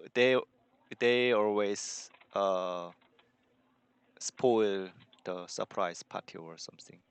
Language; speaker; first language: English; non-native, learner; Korean